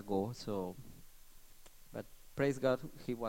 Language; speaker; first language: English; non-native, learner; Spanish